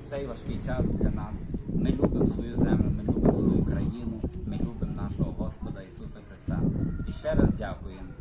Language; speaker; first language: Ukrainian; native; Ukrainian